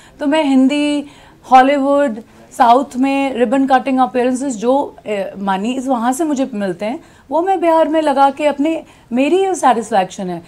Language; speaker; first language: Hindi; native; Hindi